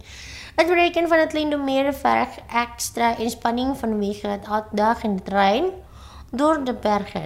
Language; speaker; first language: Dutch; non-native, fluent; Indonesian